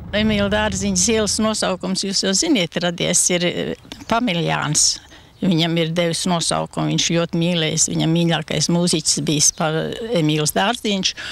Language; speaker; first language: Latvian; native; Latvian